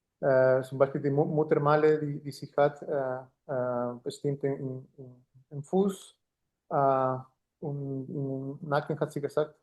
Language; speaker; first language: German; non-native, fluent; Spanish